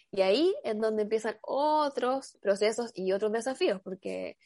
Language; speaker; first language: Spanish; native; Spanish